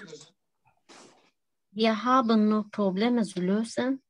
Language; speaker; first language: German; non-native, learner; Turkish